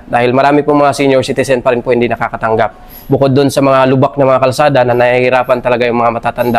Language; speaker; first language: Filipino; native; Filipino